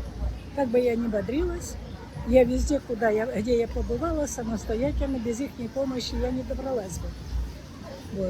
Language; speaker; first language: Russian; native; Russian